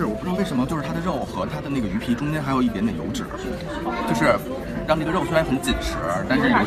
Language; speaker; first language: Chinese; native; Chinese